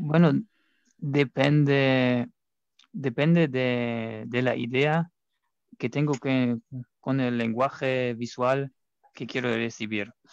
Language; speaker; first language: Spanish; non-native, fluent; German